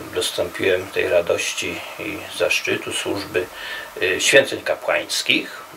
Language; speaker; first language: Polish; native; Polish